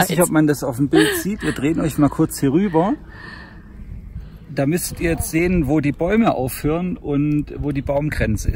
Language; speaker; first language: German; native; German